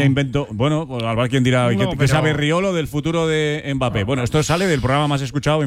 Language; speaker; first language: Spanish; native; Spanish